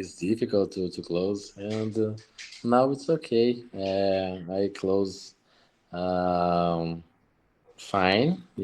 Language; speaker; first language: English; non-native, learner; Portuguese